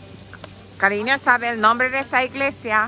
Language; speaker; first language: Spanish; non-native, learner; English